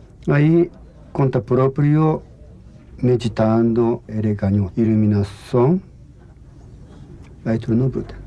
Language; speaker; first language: Portuguese; non-native, learner; Japanese